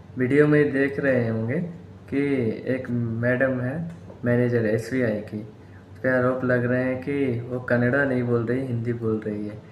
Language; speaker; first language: Hindi; native; Hindi